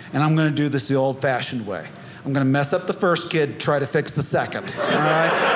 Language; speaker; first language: English; native; English